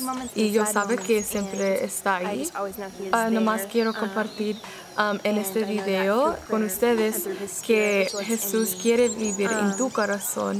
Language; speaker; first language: Spanish; non-native, learner; English